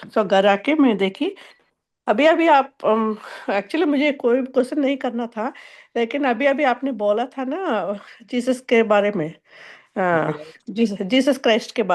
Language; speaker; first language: Hindi; non-native, local second language; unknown